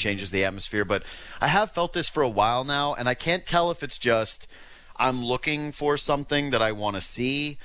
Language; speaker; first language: English; native; English